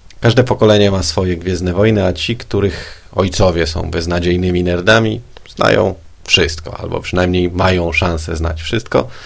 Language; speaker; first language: Polish; native; Polish